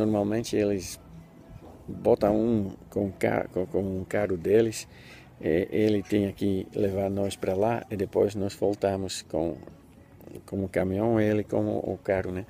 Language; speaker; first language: Portuguese; non-native, fluent; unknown